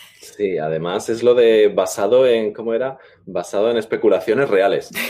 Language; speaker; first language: Spanish; native; Spanish